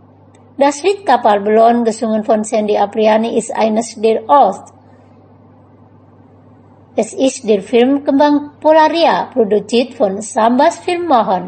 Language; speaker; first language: German; non-native, fluent; Indonesian